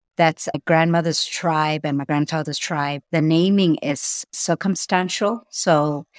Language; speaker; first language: English; native; English